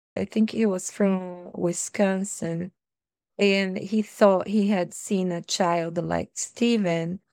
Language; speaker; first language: English; non-native, fluent; Portuguese